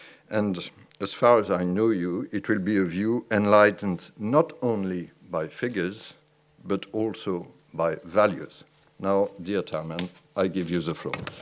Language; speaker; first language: English; non-native, fluent; French